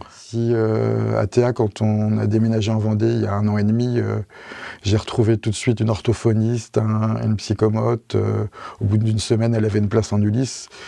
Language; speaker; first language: French; native; French